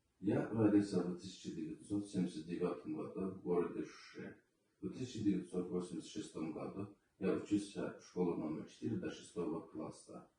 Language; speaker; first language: Russian; non-native, local second language; Azerbaijani